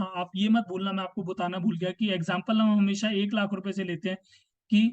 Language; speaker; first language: Hindi; native; Hindi